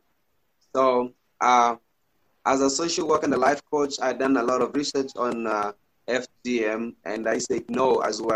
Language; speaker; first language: English; non-native, local second language; Gusii